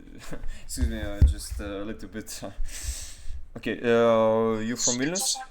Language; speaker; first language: English; non-native, learner; Lithuanian